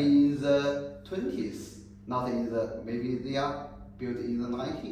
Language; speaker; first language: English; non-native, learner; Chinese